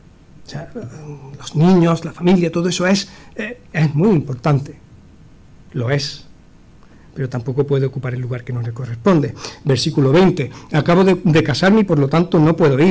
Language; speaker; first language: Spanish; native; Spanish